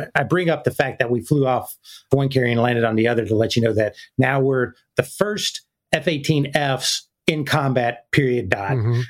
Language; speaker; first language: English; native; English